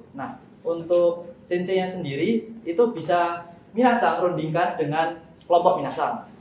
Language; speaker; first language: Indonesian; native; Indonesian